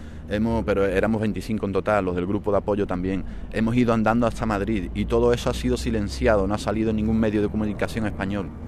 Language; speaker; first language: Spanish; native; Spanish